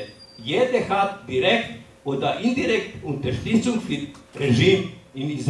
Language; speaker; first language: German; non-native, learner; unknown